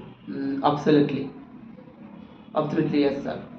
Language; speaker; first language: English; non-native, local second language; Sylheti